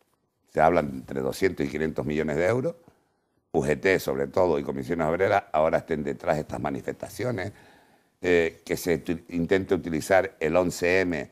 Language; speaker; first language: Spanish; native; Spanish